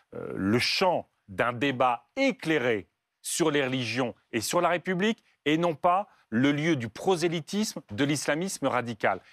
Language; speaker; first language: French; native; French